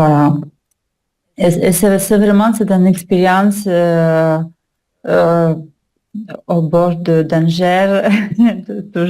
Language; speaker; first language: French; non-native, learner; Russian